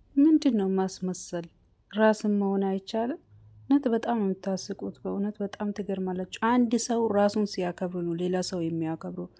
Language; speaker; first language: Amharic; native; Amharic